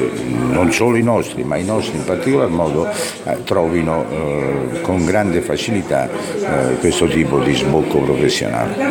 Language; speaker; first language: Italian; native; Italian